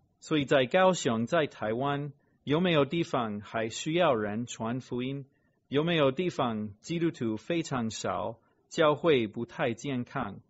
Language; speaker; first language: Chinese; non-native, fluent; English